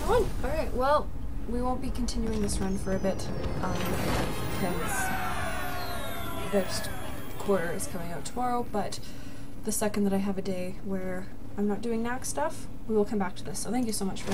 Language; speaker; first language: English; native; English